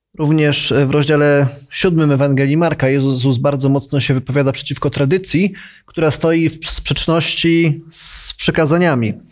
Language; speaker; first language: Polish; native; Polish